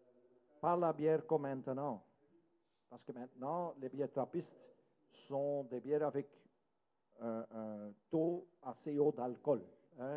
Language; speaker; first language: French; non-native, local second language; Dutch